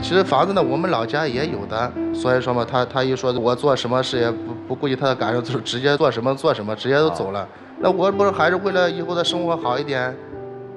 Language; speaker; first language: Chinese; native; Chinese